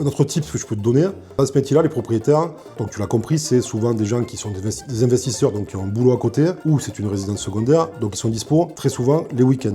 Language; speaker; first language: French; native; French